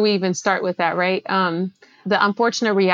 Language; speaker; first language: English; native; English